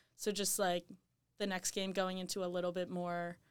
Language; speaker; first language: English; native; English